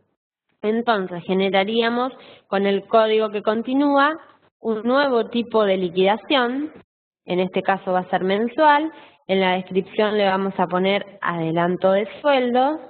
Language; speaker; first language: Spanish; native; Spanish